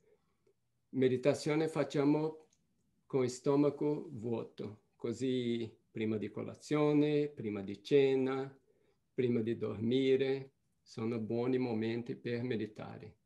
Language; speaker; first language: Italian; non-native, fluent; Portuguese